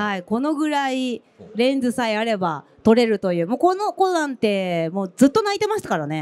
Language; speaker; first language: Japanese; native; Japanese